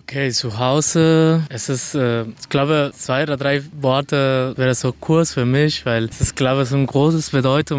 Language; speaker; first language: German; non-native, fluent; Spanish